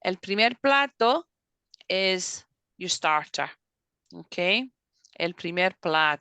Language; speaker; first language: Spanish; non-native, fluent; English